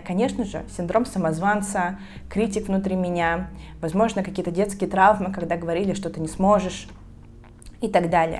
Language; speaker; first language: Russian; native; Russian